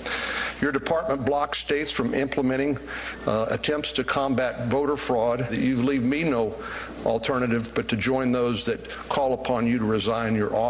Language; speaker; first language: English; native; English